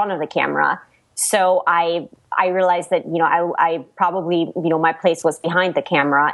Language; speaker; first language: English; non-native, fluent; German